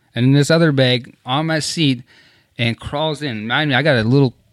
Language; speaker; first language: English; native; English